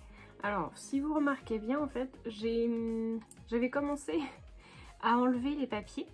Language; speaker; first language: French; native; French